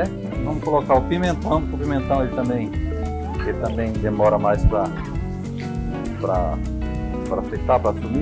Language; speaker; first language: Portuguese; native; Portuguese